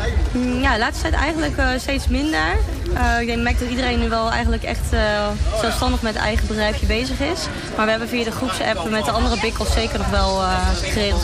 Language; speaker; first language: Dutch; native; Dutch